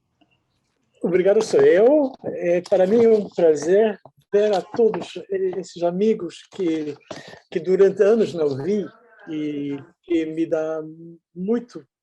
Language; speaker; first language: Portuguese; non-native, fluent; Dutch